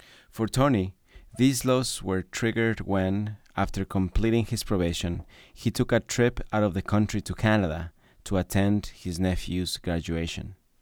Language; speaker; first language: English; non-native, fluent; Spanish